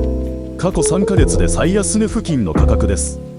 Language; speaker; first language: Japanese; native; Japanese